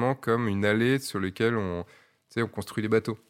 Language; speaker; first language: French; native; French